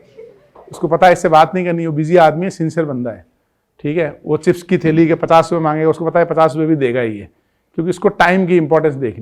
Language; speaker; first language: Hindi; native; Hindi